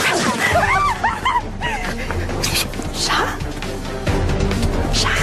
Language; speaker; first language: Chinese; native; Chinese